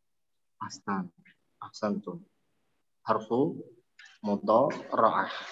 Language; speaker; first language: Arabic; non-native, fluent; Indonesian